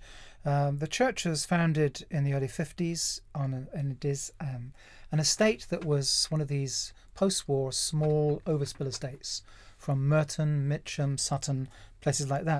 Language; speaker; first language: English; native; English